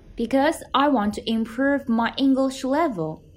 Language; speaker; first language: English; non-native, fluent; Chinese